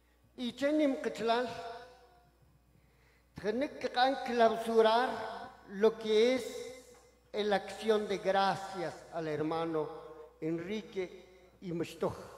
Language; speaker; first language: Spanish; non-native, local second language; Kʼicheʼ